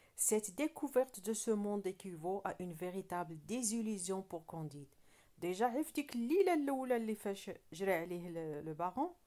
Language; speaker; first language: French; non-native, local second language; Arabic